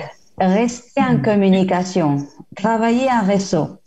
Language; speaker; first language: French; non-native, fluent; Spanish